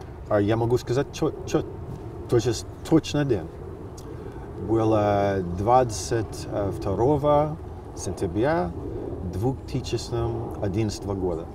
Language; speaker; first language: Russian; non-native, fluent; English